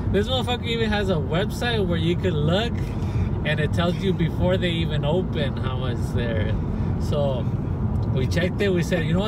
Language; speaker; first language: English; early bilingual, other home language; Spanish